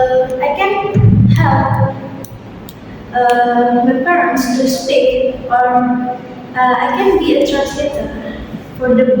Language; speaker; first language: English; non-native, learner; Indonesian